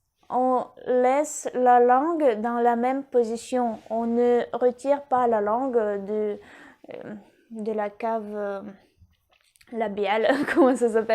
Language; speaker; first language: French; non-native, fluent; Russian